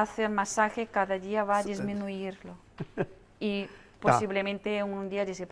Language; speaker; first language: Spanish; non-native, learner; Russian